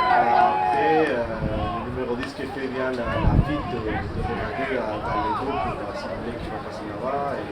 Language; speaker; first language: French; non-native, fluent; English